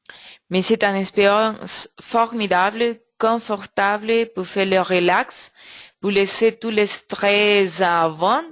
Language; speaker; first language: French; non-native, learner; Spanish